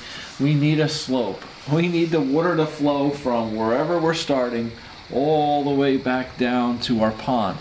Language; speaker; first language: English; native; English